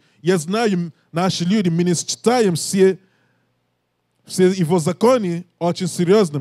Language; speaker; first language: Russian; non-native, learner; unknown